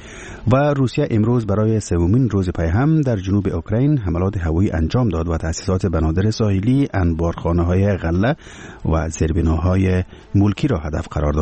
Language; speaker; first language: Persian; native; Persian